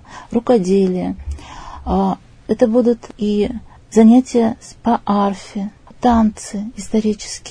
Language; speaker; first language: Russian; native; Russian